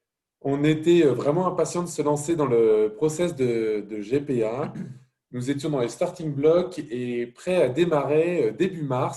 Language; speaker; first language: French; native; French